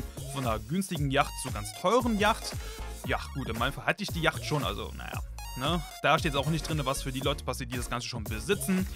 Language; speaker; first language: German; native; German